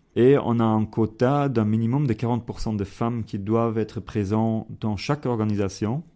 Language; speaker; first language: French; non-native, fluent; German